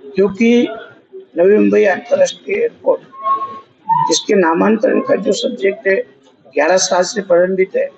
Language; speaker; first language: Hindi; non-native, local second language; Marathi